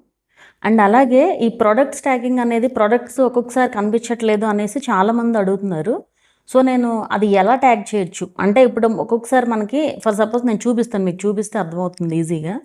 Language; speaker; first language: Telugu; native; Telugu